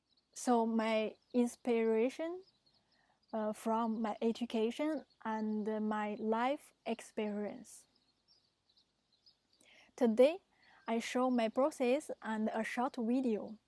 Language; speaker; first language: English; non-native, fluent; Chinese